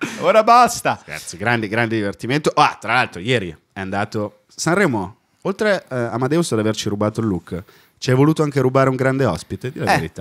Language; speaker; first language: Italian; native; Italian